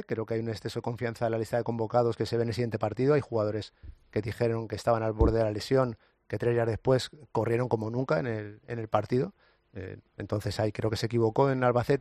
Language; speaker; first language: Spanish; native; Spanish